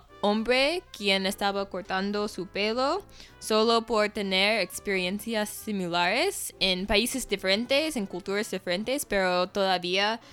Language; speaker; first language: Spanish; non-native, fluent; English